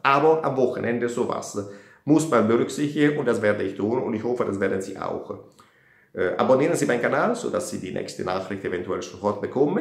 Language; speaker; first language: German; non-native, fluent; Italian